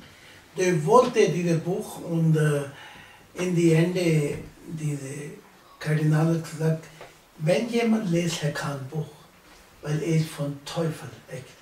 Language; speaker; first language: German; non-native, learner; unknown